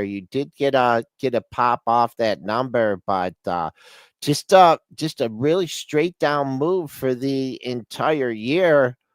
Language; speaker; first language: English; native; English